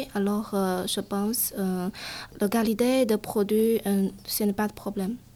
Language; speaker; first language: French; non-native, learner; Chinese